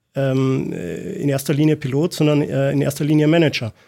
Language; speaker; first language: German; native; German